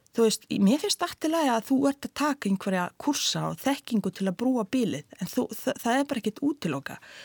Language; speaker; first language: Icelandic; non-native, fluent; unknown